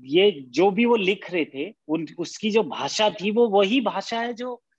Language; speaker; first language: Hindi; native; Hindi